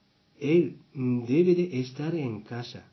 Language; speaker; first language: Spanish; non-native, fluent; Japanese